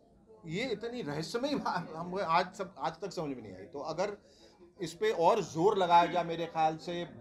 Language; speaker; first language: Hindi; native; Hindi